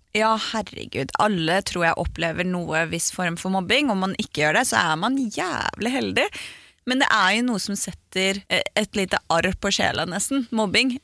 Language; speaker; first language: Norwegian; native; Norwegian